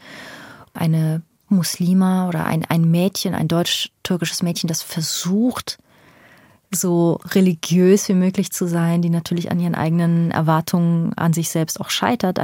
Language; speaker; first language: German; early bilingual, other home language; Persian